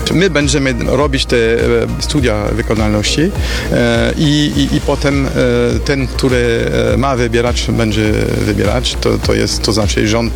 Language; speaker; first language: Polish; non-native, fluent; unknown